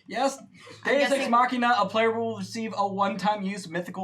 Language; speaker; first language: English; native; English